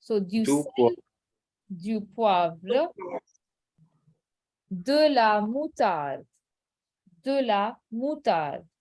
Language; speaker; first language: French; non-native, fluent; Hindi